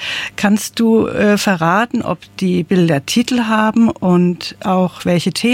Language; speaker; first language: German; native; German